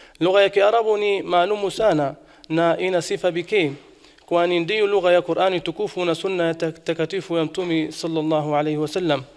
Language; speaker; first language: Swahili; non-native, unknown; Arabic